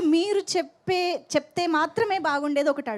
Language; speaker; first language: Telugu; native; Telugu